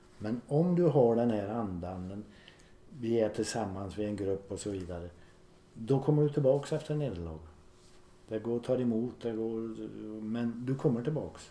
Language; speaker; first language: Swedish; native; Swedish